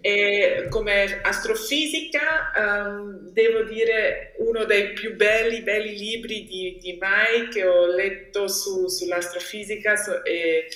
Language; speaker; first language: Italian; non-native, local second language; German